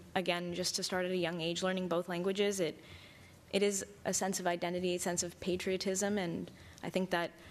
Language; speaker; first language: English; native; English